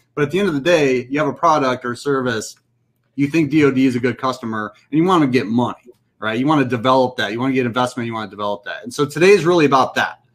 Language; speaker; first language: English; native; English